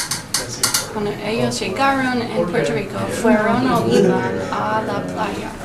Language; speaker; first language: Spanish; non-native, fluent; English